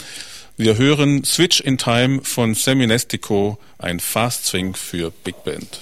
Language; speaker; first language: German; native; German